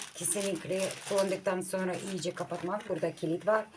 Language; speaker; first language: Turkish; non-native, learner; Russian